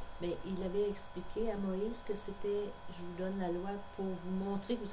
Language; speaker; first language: French; native; French